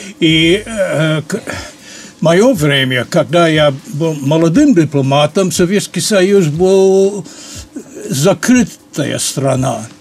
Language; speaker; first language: Russian; non-native, fluent; English